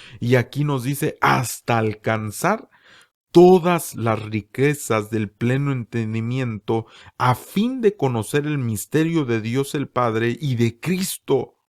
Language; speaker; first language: Spanish; native; Spanish